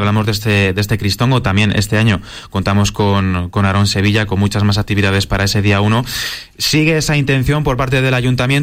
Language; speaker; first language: Spanish; native; Spanish